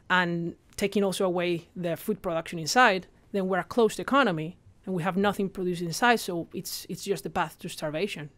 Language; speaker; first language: English; non-native, fluent; Spanish